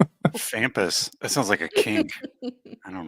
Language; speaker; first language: English; native; English